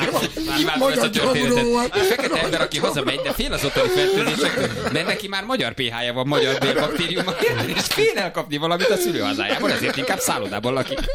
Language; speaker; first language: Hungarian; native; Hungarian